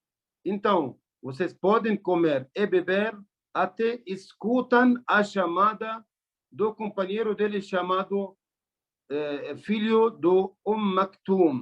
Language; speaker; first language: Portuguese; non-native, learner; Arabic